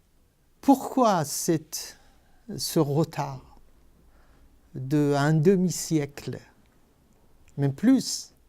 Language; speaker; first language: French; non-native, fluent; Persian